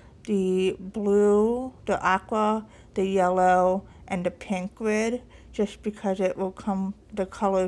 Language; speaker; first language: English; native; English